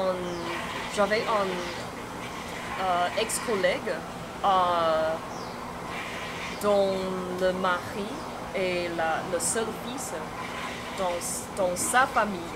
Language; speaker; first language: French; non-native, fluent; Chinese